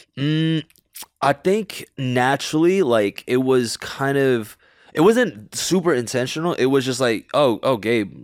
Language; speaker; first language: English; early bilingual, other home language; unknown